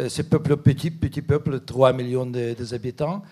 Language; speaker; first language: French; non-native, fluent; Ukrainian